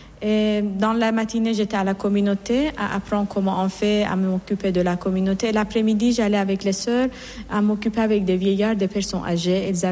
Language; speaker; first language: French; non-native, fluent; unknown